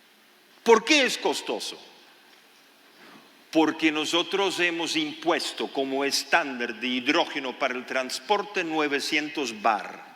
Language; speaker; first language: Spanish; non-native, fluent; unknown